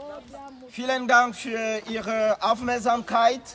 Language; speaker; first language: German; non-native, fluent; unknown